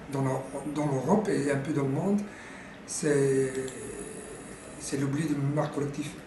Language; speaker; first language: French; non-native, fluent; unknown